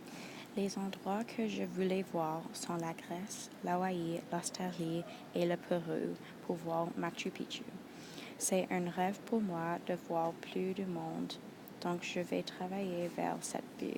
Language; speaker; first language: French; non-native, local second language; English